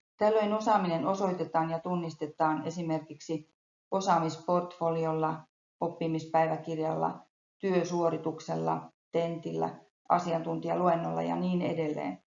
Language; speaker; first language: Finnish; native; Finnish